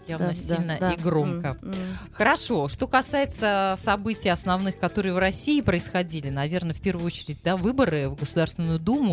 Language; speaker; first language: Russian; native; Russian